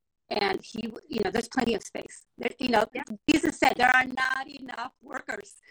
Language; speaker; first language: English; non-native, fluent; Spanish